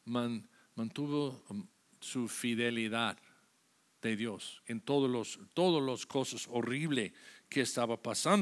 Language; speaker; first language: Spanish; non-native, fluent; English